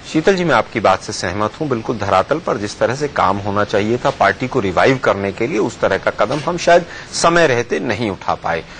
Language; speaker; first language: Hindi; native; Hindi